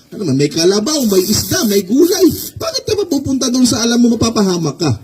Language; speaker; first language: Filipino; non-native, local second language; Waray